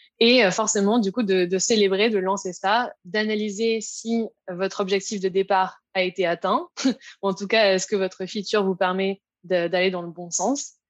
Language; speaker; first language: French; native; French